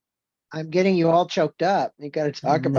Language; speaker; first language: English; native; English